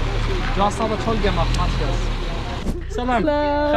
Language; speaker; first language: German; non-native, fluent; Kurdish